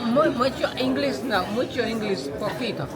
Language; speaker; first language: Spanish; non-native, learner; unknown